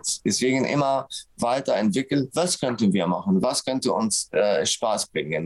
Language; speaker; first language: German; non-native, fluent; Arabic